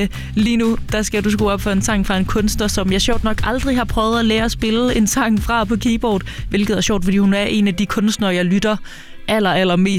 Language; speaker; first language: Danish; native; Danish